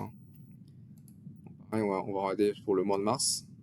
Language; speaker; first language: French; native; French